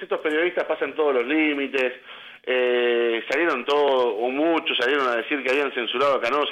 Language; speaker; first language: Spanish; native; Spanish